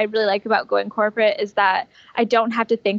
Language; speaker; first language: English; native; English